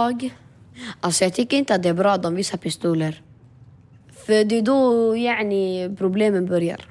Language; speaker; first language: Swedish; early bilingual, other home language; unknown